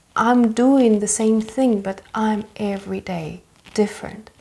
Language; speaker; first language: English; early bilingual, other home language; Russian